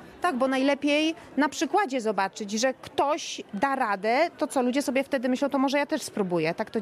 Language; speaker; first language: Polish; native; Polish